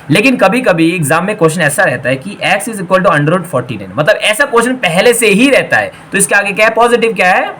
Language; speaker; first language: Hindi; non-native, local second language; Bangla